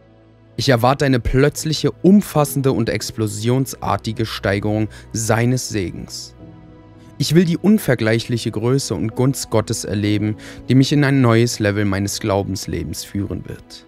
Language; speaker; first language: German; native; German